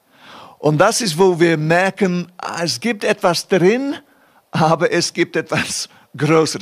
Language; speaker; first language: German; non-native, fluent; English